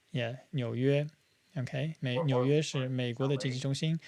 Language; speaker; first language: Chinese; non-native, fluent; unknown